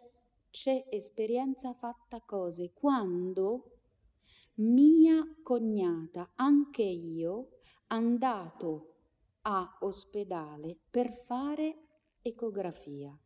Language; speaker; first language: Italian; non-native, learner; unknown